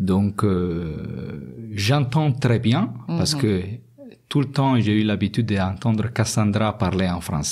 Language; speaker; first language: French; non-native, fluent; Italian